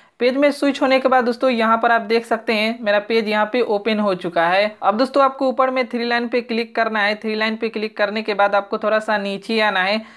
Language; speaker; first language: Hindi; native; Hindi